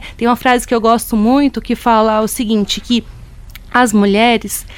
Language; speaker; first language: Portuguese; native; Portuguese